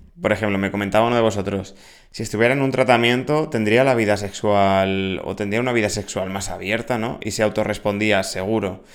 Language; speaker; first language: Spanish; native; Spanish